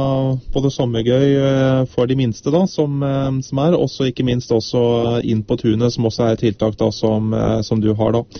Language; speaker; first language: Norwegian; native; Norwegian